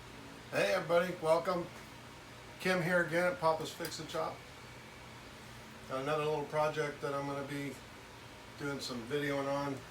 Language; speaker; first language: English; native; English